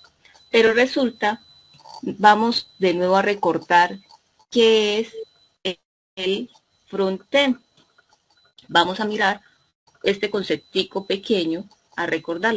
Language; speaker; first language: Spanish; native; Spanish